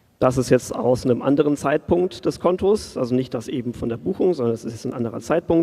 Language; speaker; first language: German; native; German